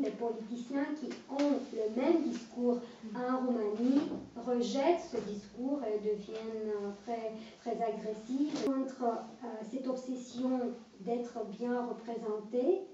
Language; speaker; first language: French; non-native, fluent; Romanian